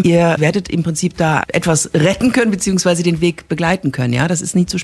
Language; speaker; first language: German; native; German